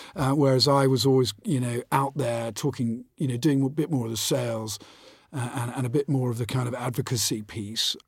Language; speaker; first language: English; native; English